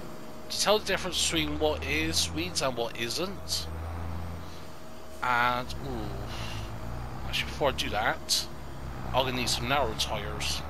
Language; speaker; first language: English; native; English